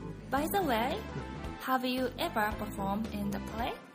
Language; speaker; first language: English; non-native, fluent; Japanese